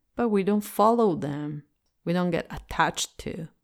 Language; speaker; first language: English; non-native, fluent; Italian